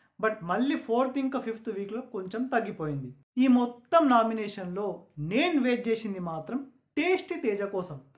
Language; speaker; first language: Telugu; non-native, local second language; Urdu